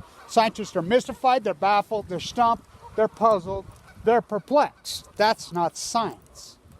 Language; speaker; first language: English; native; English